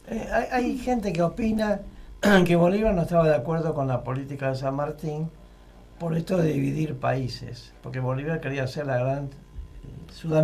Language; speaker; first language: Spanish; native; Spanish